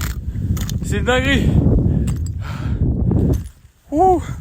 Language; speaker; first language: French; native; French